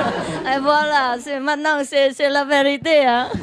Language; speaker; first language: French; non-native, learner; Vietnamese